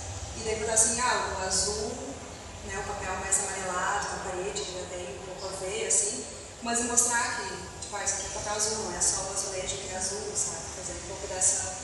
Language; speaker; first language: Portuguese; native; Portuguese